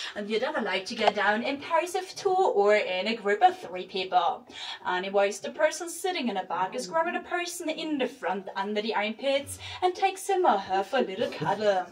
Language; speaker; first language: English; non-native, fluent; German